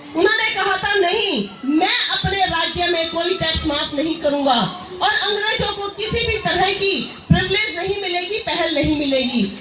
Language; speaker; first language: Hindi; native; Hindi